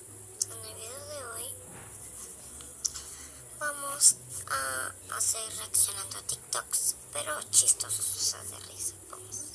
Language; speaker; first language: Spanish; native; Spanish